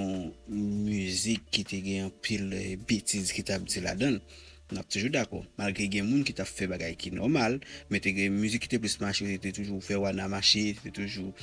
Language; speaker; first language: Haitian Creole; native; Haitian Creole